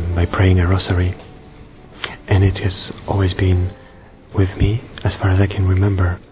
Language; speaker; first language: English; non-native, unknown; Polish